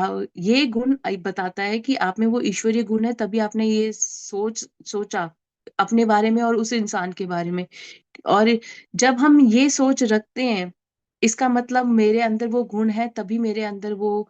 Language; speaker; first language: Hindi; native; Hindi